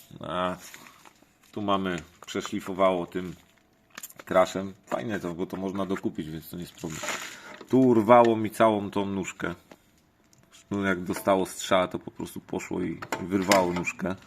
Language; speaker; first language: Polish; native; Polish